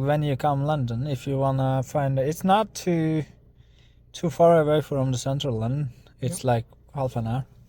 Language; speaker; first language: English; non-native, learner; Turkish